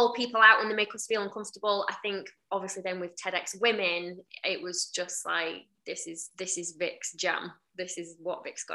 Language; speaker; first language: English; native; English